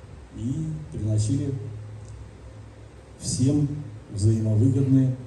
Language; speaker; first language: Russian; native; Russian